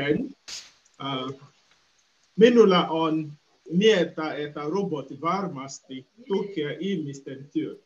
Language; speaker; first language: Finnish; non-native, learner; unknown